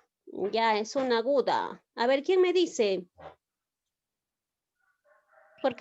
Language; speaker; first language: Spanish; native; Spanish